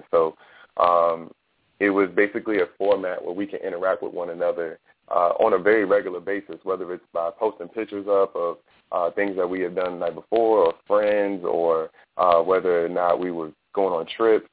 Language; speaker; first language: English; native; English